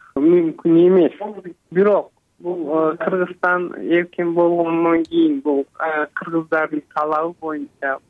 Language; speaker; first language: Kyrgyz; early bilingual, heritage; Kyrgyz